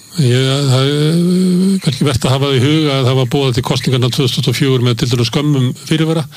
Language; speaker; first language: Icelandic; native; Icelandic